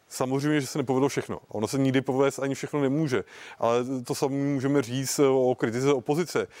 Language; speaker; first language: Czech; native; Czech